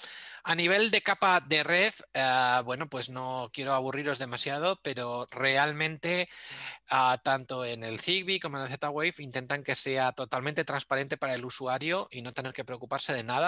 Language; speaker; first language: Spanish; native; Spanish